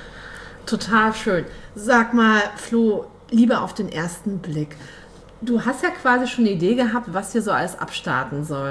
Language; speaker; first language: German; native; German